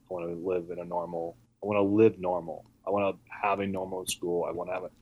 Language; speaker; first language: English; early bilingual, other home language; Italian